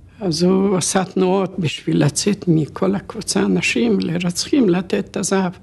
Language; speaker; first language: Hebrew; non-native, fluent; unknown